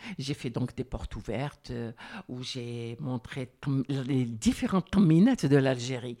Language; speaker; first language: French; non-native, local second language; Arabic